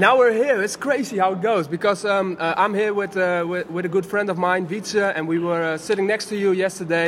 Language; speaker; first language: English; non-native, fluent; Dutch